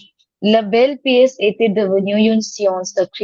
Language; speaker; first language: French; non-native, learner; Hindi